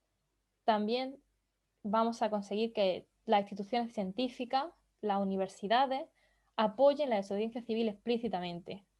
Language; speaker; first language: Spanish; native; Spanish